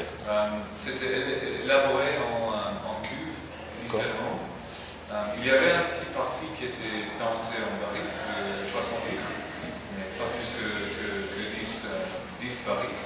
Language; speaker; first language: French; non-native, fluent; English